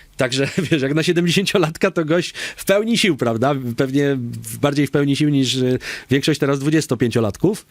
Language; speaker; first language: Polish; native; Polish